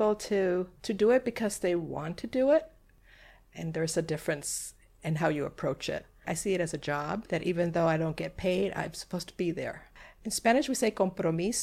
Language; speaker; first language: English; non-native, fluent; Spanish